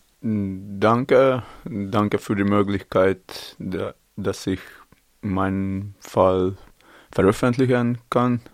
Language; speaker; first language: German; non-native, learner; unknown